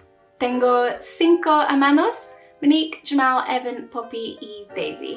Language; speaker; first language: Spanish; non-native, learner; English